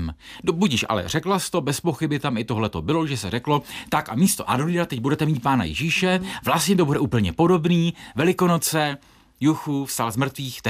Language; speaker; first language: Czech; native; Czech